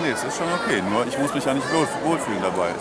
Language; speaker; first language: German; native; German